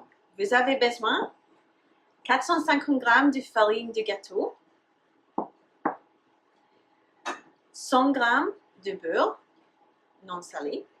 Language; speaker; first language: French; non-native, learner; English